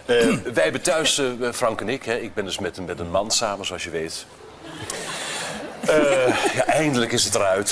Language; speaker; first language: Dutch; native; Dutch